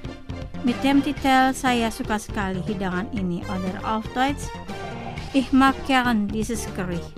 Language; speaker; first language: German; non-native, fluent; Indonesian